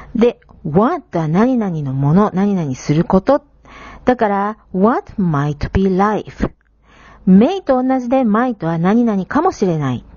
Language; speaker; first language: Japanese; native; Japanese